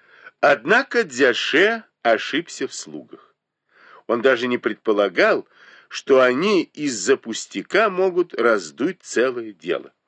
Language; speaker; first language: Russian; native; Russian